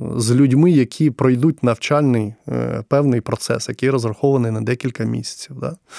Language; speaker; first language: Ukrainian; non-native, local second language; Russian